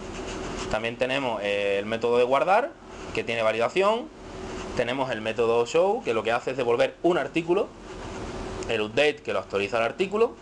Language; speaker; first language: Spanish; native; Spanish